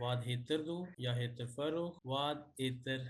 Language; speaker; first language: Swedish; non-native, fluent; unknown